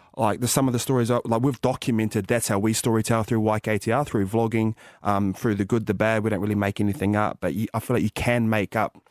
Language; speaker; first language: English; native; English